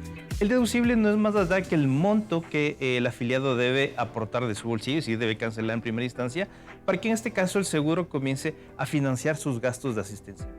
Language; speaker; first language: Spanish; native; Spanish